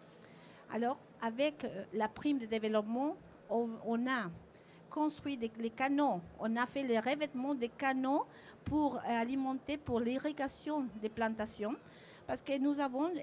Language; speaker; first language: French; non-native, fluent; Spanish